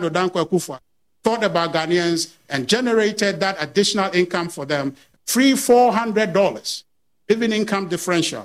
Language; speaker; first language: English; non-native, local second language; Akan